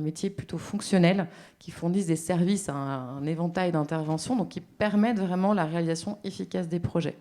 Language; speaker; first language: French; native; French